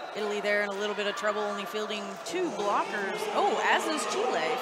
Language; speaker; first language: English; native; English